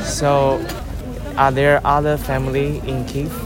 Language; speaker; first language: English; non-native, fluent; Chinese